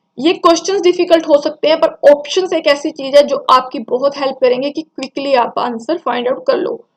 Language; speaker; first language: Hindi; non-native, local second language; Punjabi